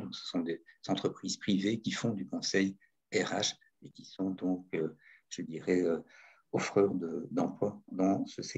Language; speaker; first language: French; native; French